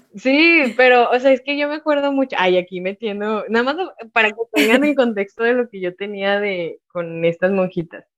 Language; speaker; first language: Spanish; native; Spanish